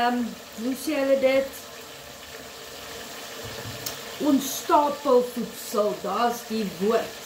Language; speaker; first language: Afrikaans; native; Afrikaans